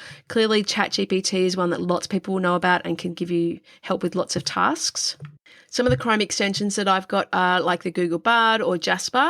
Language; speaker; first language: English; native; English